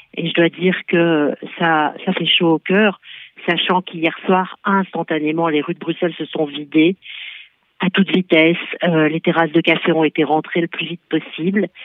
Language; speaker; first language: French; native; French